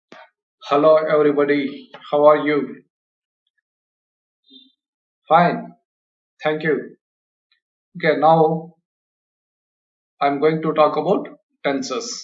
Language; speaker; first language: English; non-native, local second language; Kannada